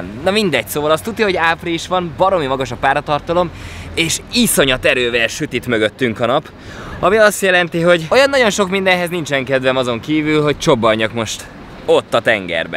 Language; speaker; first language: Hungarian; native; Hungarian